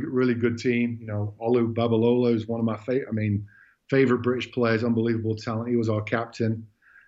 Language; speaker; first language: English; native; English